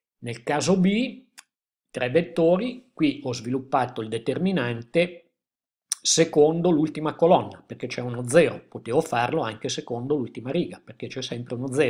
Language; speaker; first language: Italian; native; Italian